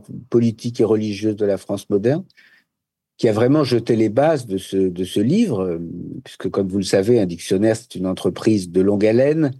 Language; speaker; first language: French; native; French